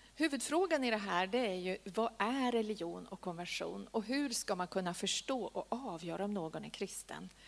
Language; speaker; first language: Swedish; native; Swedish